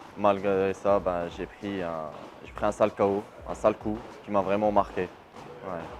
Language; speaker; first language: French; non-native, local second language; Arabic